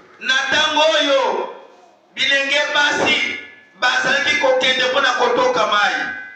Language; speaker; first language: Lingala; native; Lingala